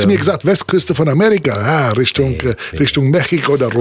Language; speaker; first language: German; native; German